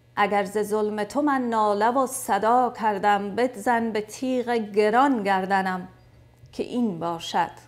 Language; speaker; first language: Persian; native; Persian